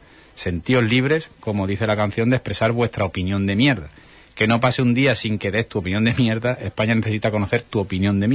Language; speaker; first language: Spanish; native; Spanish